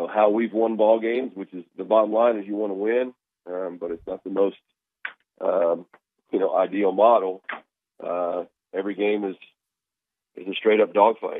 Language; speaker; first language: English; native; English